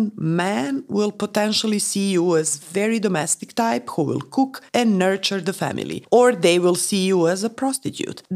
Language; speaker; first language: English; non-native, fluent; Romanian